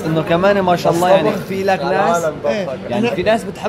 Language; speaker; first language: Arabic; native; Arabic